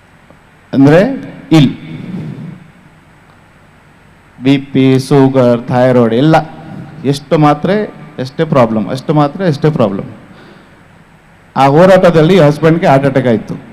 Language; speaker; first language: Kannada; non-native, fluent; Hindi